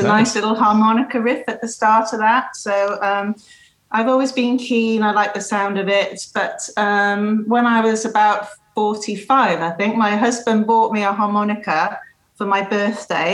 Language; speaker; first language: English; native; English